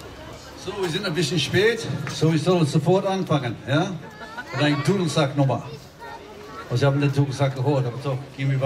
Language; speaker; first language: German; non-native, learner; English